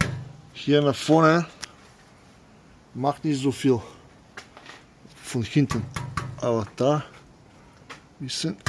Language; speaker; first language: German; non-native, learner; Bulgarian